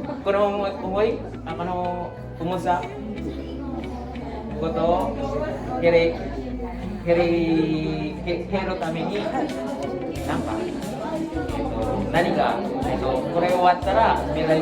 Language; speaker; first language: Japanese; non-native, learner; Filipino